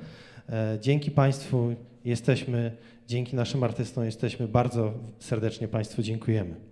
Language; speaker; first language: Polish; native; Polish